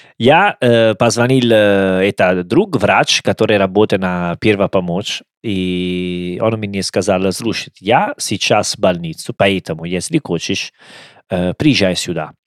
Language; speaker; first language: Russian; non-native, learner; Italian